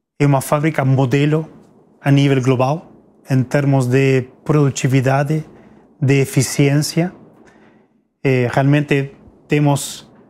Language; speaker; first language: Portuguese; non-native, fluent; Spanish